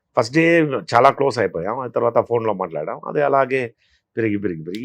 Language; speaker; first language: Telugu; non-native, fluent; Tamil